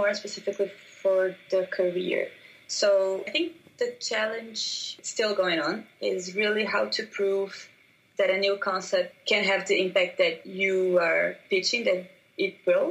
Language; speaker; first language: English; non-native, fluent; Portuguese